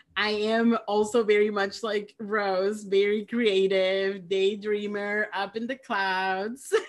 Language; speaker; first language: English; early bilingual, other home language; Spanish